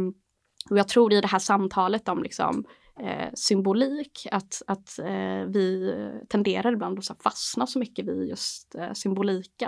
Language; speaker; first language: Swedish; native; Swedish